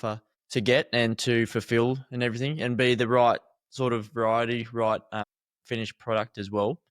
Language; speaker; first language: English; native; English